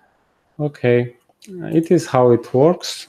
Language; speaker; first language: English; non-native, fluent; Georgian